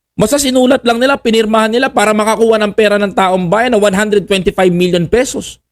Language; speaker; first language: Filipino; native; Filipino